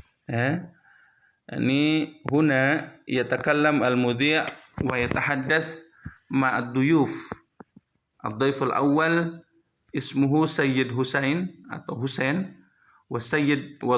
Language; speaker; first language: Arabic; non-native, fluent; Indonesian